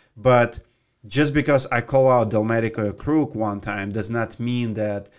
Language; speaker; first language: English; non-native, fluent; Russian